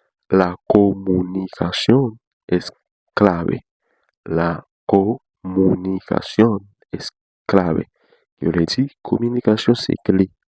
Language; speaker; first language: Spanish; non-native, learner; Haitian Creole